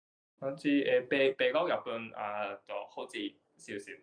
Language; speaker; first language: Chinese; non-native, learner; Japanese